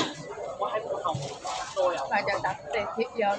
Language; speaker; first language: Cantonese; non-native, learner; Javanese